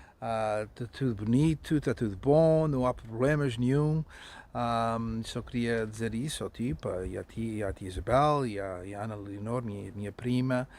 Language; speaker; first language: Portuguese; non-native, learner; English